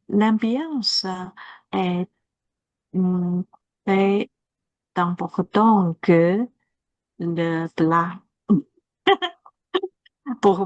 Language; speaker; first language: French; non-native, learner; Chinese